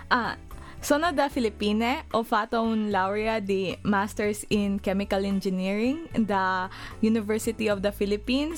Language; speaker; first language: Italian; non-native, learner; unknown